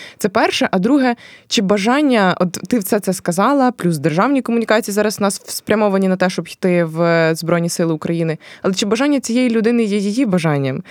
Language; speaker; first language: Ukrainian; native; Ukrainian